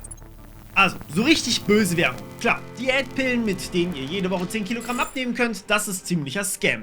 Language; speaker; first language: German; native; German